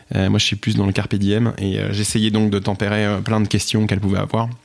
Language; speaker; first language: French; native; French